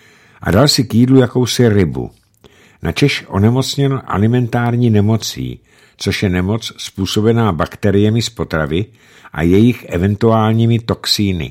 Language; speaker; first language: Czech; native; Czech